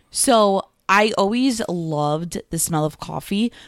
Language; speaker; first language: English; native; English